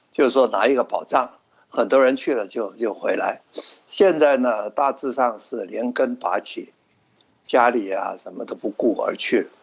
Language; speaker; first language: Chinese; non-native, local second language; Cantonese